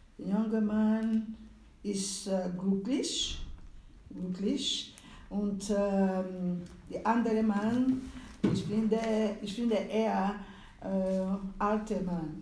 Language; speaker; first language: German; non-native, learner; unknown